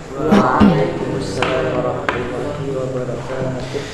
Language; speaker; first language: Arabic; non-native, learner; Indonesian